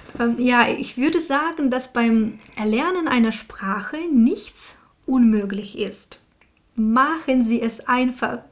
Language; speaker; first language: German; non-native, fluent; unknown